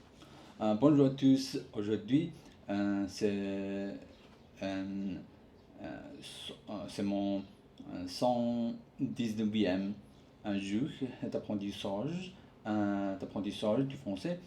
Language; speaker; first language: French; non-native, learner; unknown